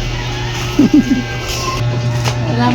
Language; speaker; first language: Filipino; non-native, local second language; Waray